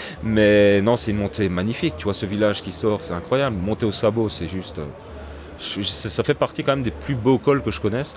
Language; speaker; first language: French; native; French